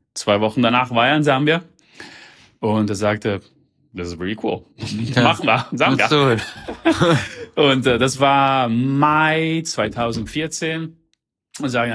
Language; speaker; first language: German; early bilingual, heritage; German